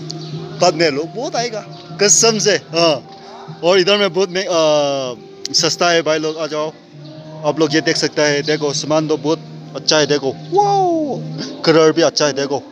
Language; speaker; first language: Hindi; non-native, local second language; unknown